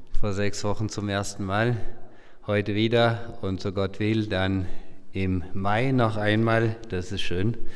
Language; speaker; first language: German; non-native, local second language; Low German